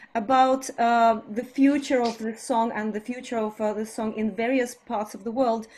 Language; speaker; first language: English; non-native, fluent; Russian